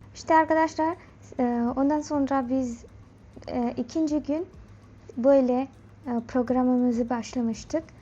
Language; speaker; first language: Turkish; non-native, learner; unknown